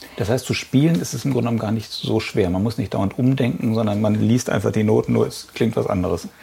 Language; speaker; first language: German; native; German